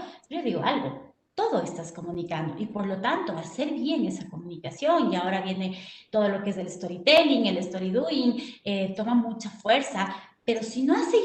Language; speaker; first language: Spanish; native; Spanish